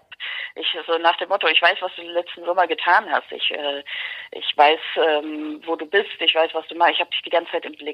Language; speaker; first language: German; native; German